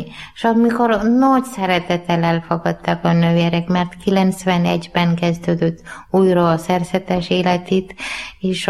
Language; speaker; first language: Hungarian; non-native, learner; Malayalam